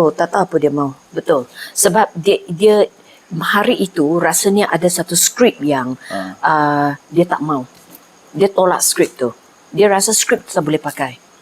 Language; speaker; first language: Malay; non-native, local second language; Chinese